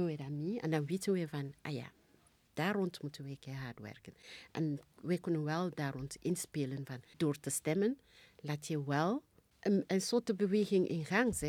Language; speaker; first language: Dutch; non-native, fluent; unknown